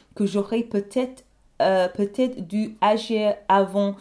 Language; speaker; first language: French; non-native, learner; English